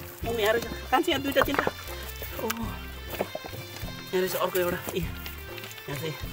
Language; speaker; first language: Nepali; non-native, local second language; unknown